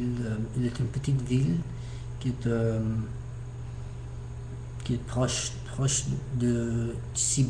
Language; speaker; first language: French; non-native, learner; English